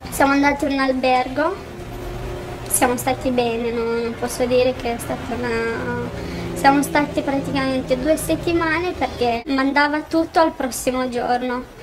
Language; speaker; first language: Italian; non-native, fluent; Romanian